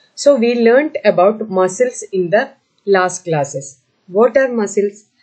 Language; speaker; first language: English; non-native, local second language; Malayalam